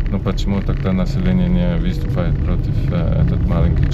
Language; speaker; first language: Russian; non-native, fluent; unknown